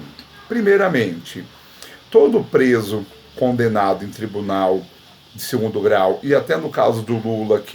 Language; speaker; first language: Portuguese; native; Portuguese